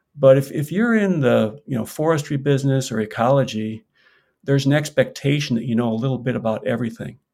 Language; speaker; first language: English; native; English